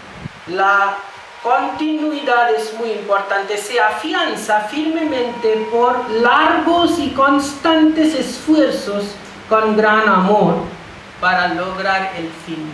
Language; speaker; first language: Spanish; non-native, fluent; Bangla